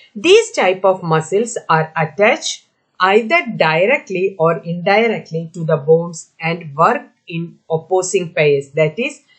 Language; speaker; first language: English; non-native, local second language; Malayalam